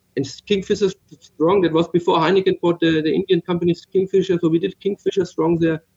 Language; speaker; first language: English; non-native, fluent; German